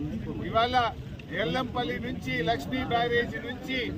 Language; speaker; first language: Telugu; native; Telugu